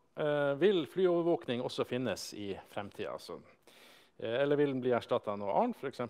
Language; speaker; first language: Norwegian; native; Norwegian